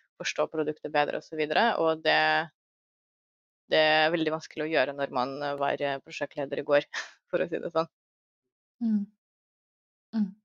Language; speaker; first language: Norwegian; non-native, fluent; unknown